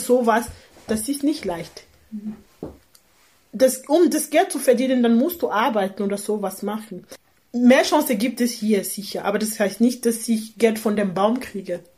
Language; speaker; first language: German; non-native, learner; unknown